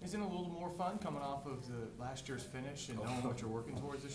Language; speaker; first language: English; native; English